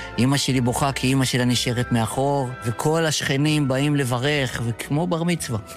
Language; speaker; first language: Hebrew; early bilingual, other home language; Yiddish